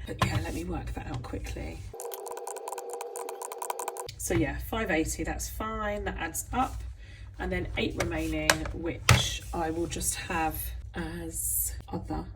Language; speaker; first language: English; native; English